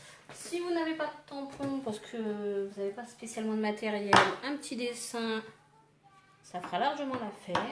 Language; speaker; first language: French; native; French